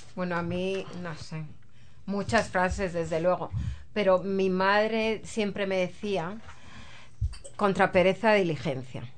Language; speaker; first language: Spanish; native; Spanish